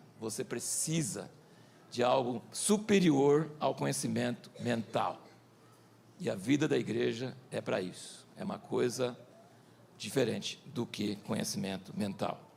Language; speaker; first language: Portuguese; early bilingual, other home language; English